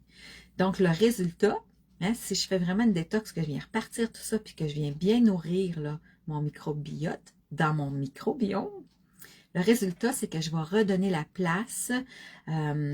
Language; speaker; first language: French; native; French